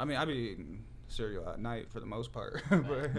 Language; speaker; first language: English; native; English